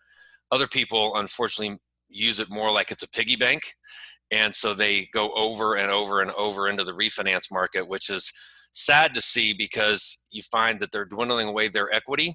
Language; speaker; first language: English; native; English